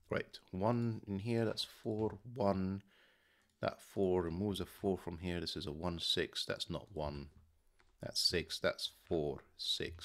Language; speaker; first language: English; native; English